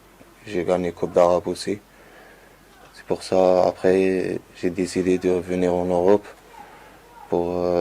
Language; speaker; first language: French; non-native, learner; Arabic